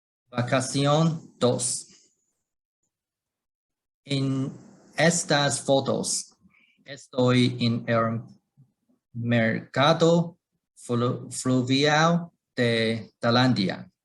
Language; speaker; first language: Spanish; non-native, learner; Chinese